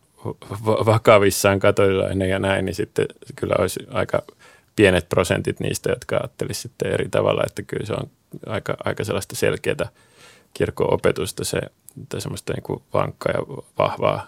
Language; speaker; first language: Finnish; native; Finnish